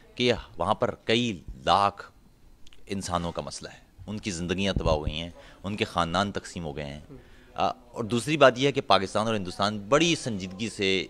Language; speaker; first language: Urdu; non-native, local second language; Punjabi